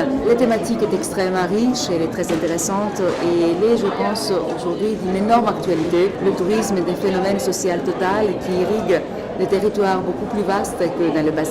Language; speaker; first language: French; native; French